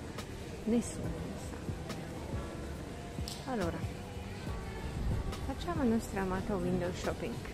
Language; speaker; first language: Italian; non-native, learner; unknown